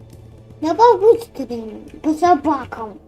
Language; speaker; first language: Russian; native; Russian